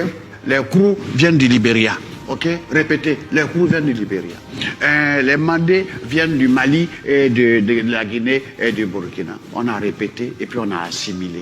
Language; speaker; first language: French; non-native, local second language; Dyula